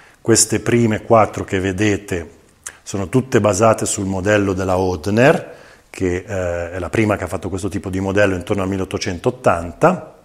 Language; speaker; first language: Italian; native; Italian